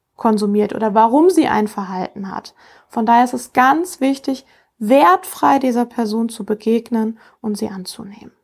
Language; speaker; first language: German; native; German